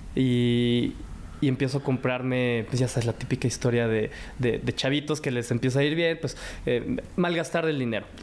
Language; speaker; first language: Spanish; early bilingual, other home language; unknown